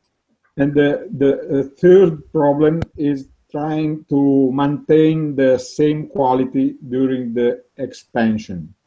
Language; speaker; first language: English; non-native, learner; Italian